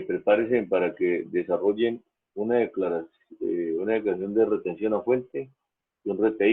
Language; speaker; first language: Spanish; native; Spanish